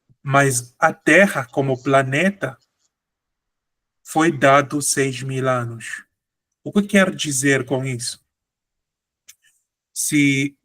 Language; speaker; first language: Portuguese; non-native, fluent; Spanish